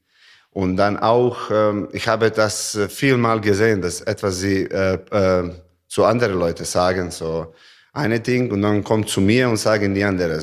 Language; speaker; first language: German; non-native, learner; Serbian